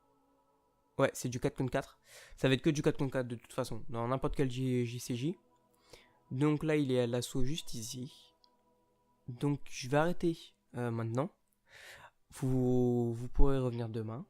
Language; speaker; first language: French; native; French